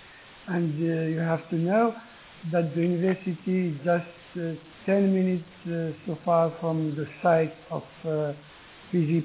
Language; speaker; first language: English; non-native, learner; Arabic